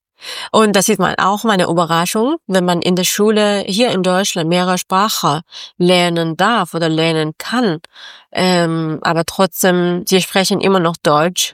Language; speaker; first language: German; non-native, learner; Persian